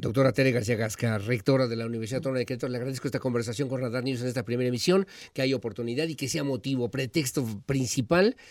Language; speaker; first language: Spanish; native; Spanish